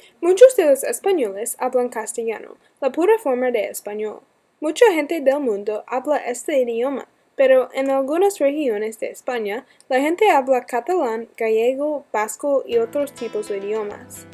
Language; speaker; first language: Spanish; non-native, learner; English